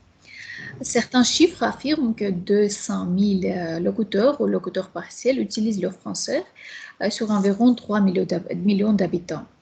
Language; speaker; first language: French; non-native, fluent; Armenian